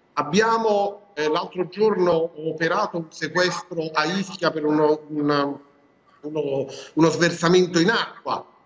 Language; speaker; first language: Italian; native; Italian